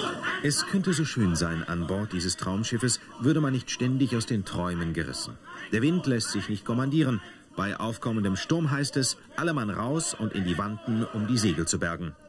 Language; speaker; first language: German; native; German